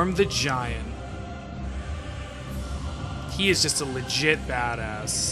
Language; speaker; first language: English; native; English